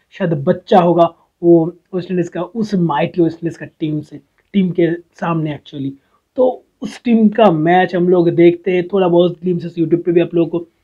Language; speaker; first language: Hindi; non-native, local second language; Bangla